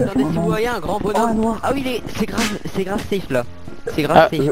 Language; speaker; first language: French; native; French